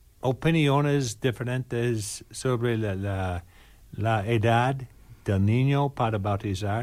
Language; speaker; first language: Spanish; non-native, learner; English